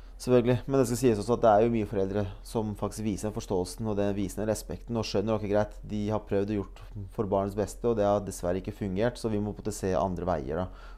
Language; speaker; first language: Norwegian; early bilingual, other home language; Bosnian